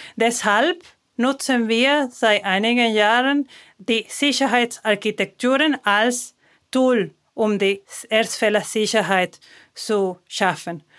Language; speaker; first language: German; non-native, fluent; Spanish